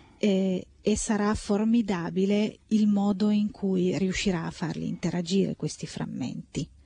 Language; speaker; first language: Italian; native; Italian